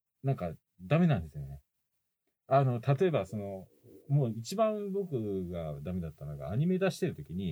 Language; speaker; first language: Japanese; native; Japanese